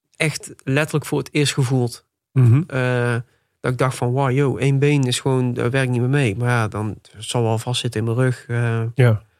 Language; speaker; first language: Dutch; native; Dutch